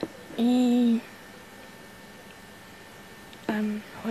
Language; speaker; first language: Spanish; non-native, learner; English